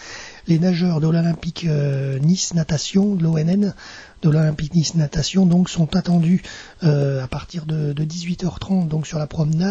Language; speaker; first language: French; native; French